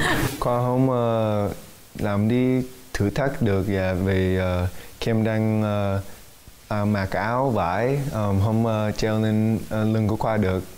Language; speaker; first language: Vietnamese; early bilingual, heritage; English